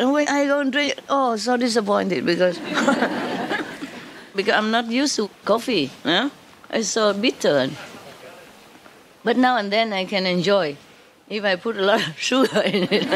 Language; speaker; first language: English; non-native, fluent; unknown